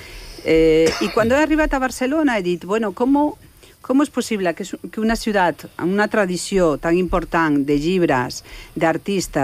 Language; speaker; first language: Catalan; non-native, local second language; Spanish